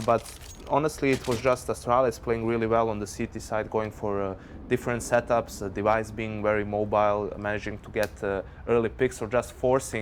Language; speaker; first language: English; non-native, fluent; Danish